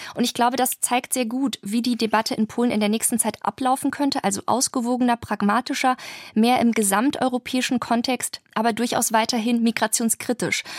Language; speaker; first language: German; early bilingual, other home language; Polish